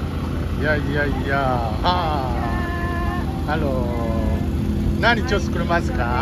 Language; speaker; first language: Japanese; non-native, learner; English